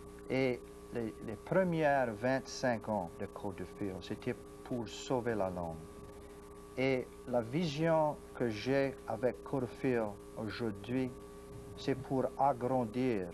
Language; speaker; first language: French; non-native, local second language; English